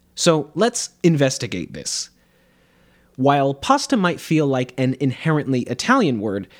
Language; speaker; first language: English; native; English